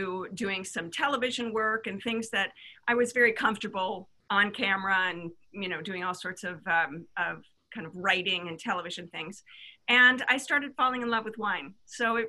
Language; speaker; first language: English; native; English